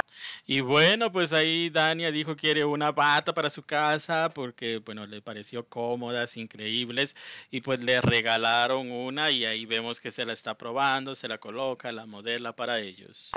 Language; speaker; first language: Spanish; native; Spanish